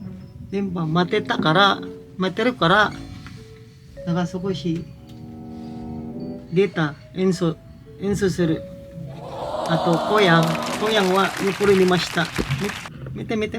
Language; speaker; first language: Japanese; non-native, learner; Filipino